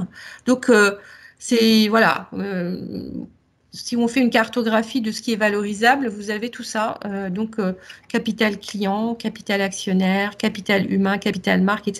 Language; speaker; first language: French; native; French